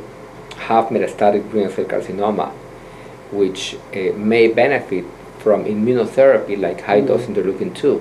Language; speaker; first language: English; non-native, fluent; Spanish